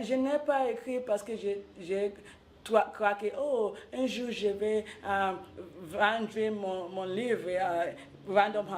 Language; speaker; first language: French; non-native, local second language; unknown